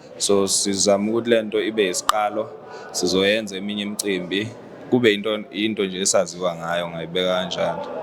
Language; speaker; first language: Zulu; native; Zulu